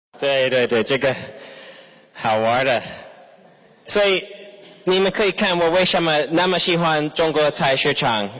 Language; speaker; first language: Chinese; non-native, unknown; English